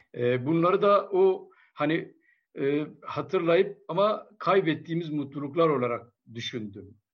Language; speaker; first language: Turkish; non-native, local second language; Kurdish